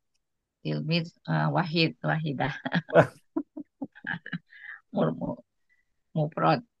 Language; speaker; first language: Arabic; non-native, learner; Indonesian